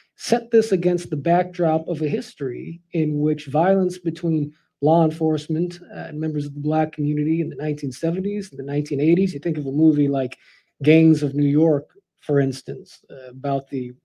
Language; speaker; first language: English; native; English